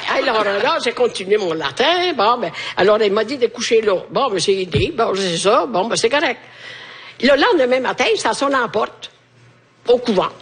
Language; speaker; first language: French; non-native, fluent; Italian